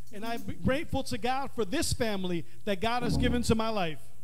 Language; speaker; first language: English; non-native, local second language; Spanish